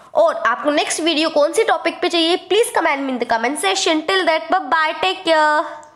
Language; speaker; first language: Hindi; native; Hindi